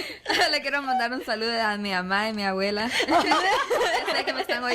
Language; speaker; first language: Spanish; early bilingual, heritage; Spanish